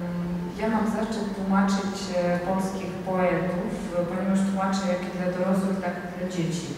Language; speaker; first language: Polish; non-native, fluent; Georgian